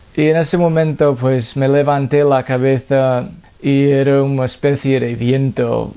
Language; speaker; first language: Spanish; non-native, fluent; English